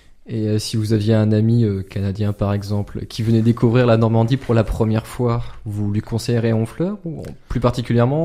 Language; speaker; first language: French; native; French